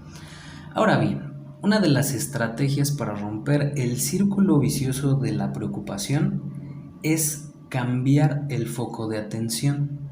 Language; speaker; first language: Spanish; native; Spanish